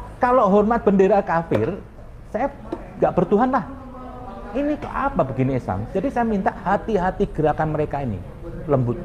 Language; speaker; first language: Indonesian; native; Indonesian